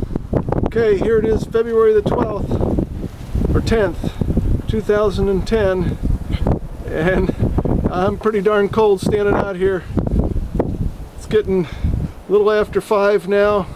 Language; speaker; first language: English; native; English